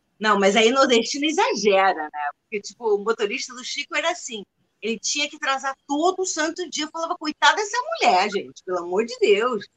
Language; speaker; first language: Portuguese; non-native, fluent; Spanish